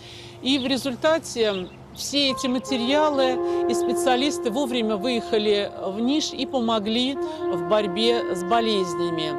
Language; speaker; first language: Russian; native; Russian